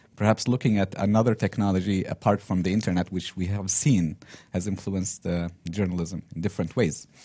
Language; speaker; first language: English; non-native, fluent; Arabic